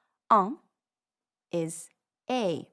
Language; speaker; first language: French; non-native, fluent; English